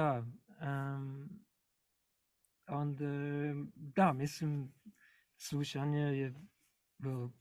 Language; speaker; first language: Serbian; non-native, learner; English